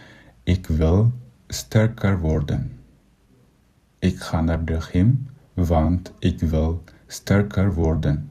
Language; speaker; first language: Dutch; non-native, fluent; Tigrinya